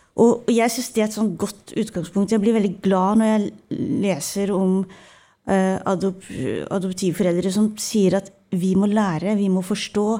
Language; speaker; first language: Norwegian; early bilingual, other home language; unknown